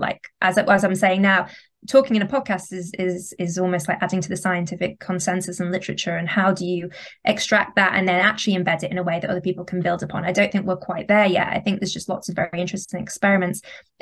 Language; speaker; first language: English; native; English